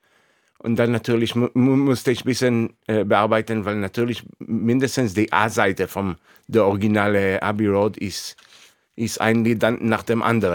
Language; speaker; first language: German; non-native, fluent; Hebrew